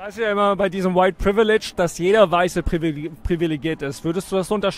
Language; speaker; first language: German; native; German